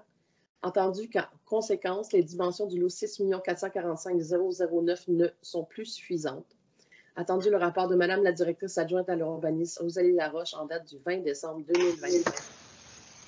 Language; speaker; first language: French; native; French